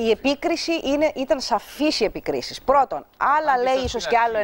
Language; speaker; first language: Greek; native; Greek